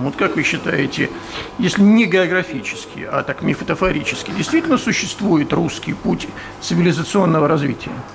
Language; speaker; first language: Russian; native; Russian